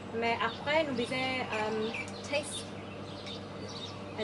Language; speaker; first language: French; non-native, learner; English